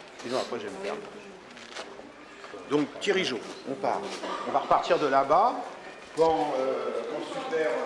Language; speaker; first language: French; native; French